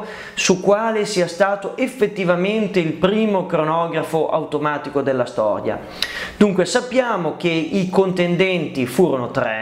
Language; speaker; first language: Italian; native; Italian